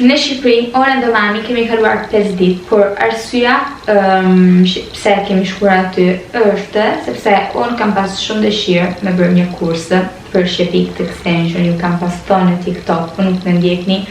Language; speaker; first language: Albanian; early bilingual, heritage; Albanian